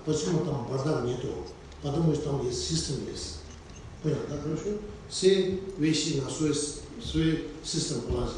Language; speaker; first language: Russian; non-native, learner; Tibetan